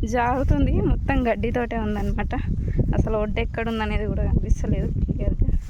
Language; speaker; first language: Telugu; native; Telugu